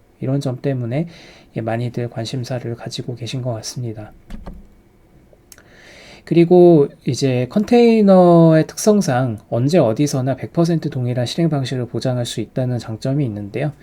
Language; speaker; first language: Korean; native; Korean